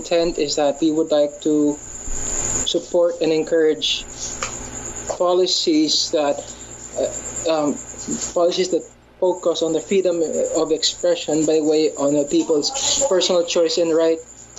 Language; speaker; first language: English; non-native, local second language; Hiligaynon